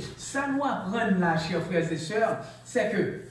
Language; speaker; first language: French; non-native, local second language; Haitian Creole